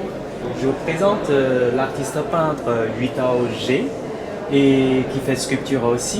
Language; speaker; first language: French; non-native, learner; Chinese